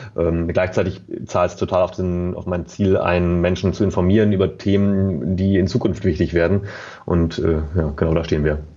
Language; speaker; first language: German; native; German